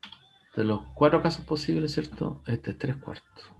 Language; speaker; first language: Spanish; native; Spanish